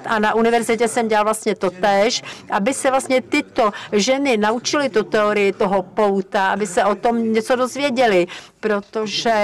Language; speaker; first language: Czech; native; Czech